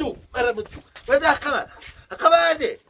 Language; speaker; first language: Persian; non-native, local second language; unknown